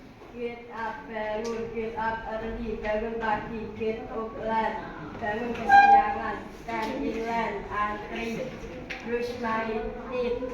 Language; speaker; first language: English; non-native, learner; Indonesian